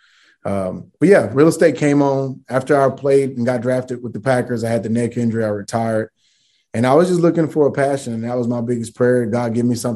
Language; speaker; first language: English; native; English